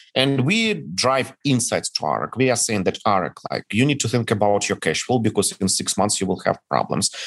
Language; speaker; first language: English; non-native, fluent; Ukrainian